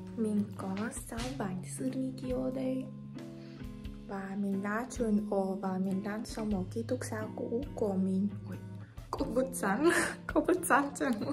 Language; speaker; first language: Vietnamese; non-native, learner; Russian